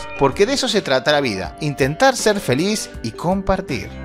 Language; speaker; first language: Spanish; native; Spanish